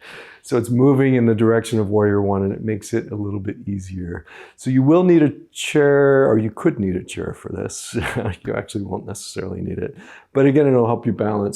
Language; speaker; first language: English; native; English